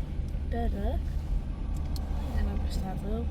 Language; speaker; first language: Dutch; native; Dutch